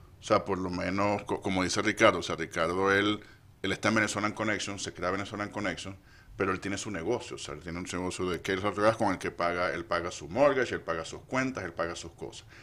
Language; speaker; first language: Spanish; native; Spanish